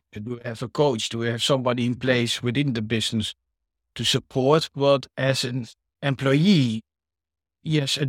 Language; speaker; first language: English; non-native, fluent; Dutch